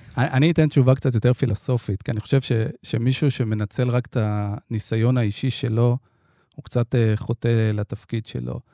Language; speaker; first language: Hebrew; native; Hebrew